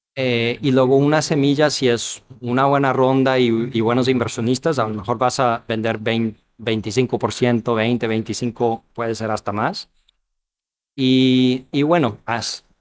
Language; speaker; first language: Spanish; non-native, fluent; English